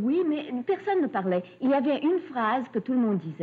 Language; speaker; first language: French; early bilingual, other home language; Russian